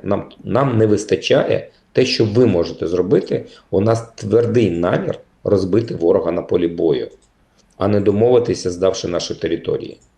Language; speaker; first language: Ukrainian; native; Ukrainian